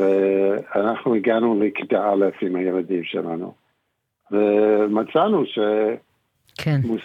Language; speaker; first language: Hebrew; non-native, fluent; English